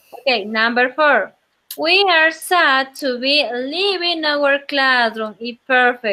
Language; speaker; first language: English; non-native, learner; Spanish